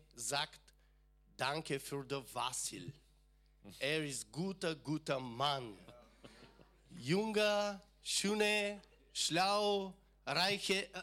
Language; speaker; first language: German; non-native, learner; Bulgarian